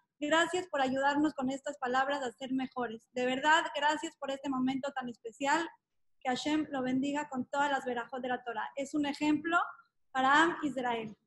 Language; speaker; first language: Spanish; native; Spanish